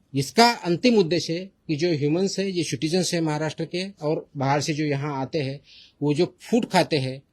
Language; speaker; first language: Hindi; non-native, local second language; Marathi